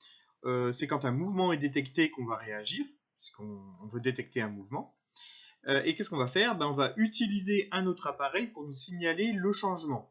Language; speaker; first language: French; native; French